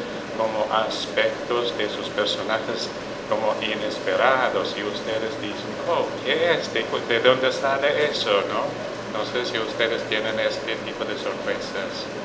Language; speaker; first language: Spanish; non-native, fluent; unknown